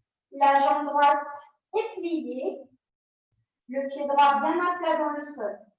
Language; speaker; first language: French; native; French